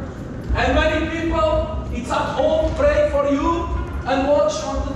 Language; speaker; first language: English; non-native, learner; Portuguese